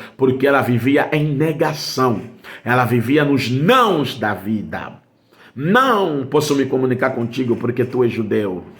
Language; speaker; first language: Portuguese; native; Portuguese